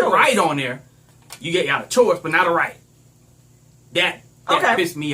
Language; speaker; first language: English; native; English